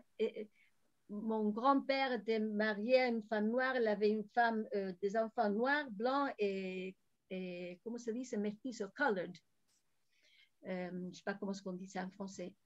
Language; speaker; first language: French; non-native, fluent; Spanish